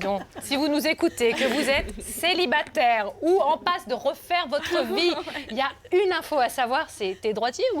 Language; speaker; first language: French; native; French